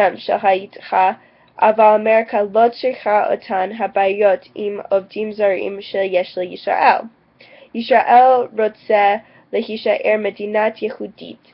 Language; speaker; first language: Hebrew; non-native, learner; English